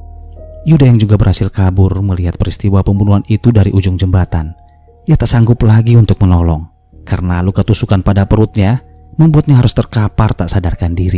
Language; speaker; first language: Indonesian; native; Indonesian